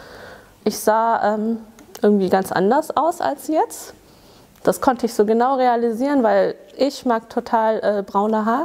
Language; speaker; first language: German; early bilingual, other home language; Tamil